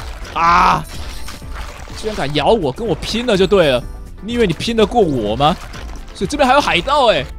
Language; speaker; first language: Chinese; native; Chinese